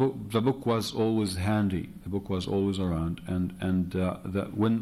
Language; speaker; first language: English; non-native, fluent; Arabic